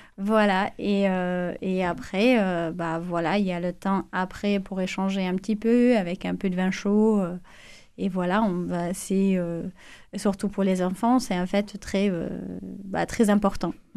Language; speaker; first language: French; non-native, fluent; German